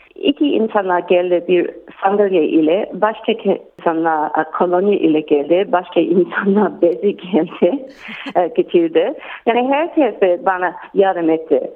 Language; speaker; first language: Turkish; non-native, learner; English